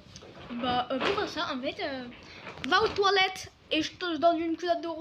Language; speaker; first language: French; native; French